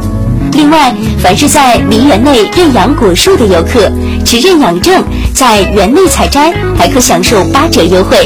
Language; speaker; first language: Chinese; native; Chinese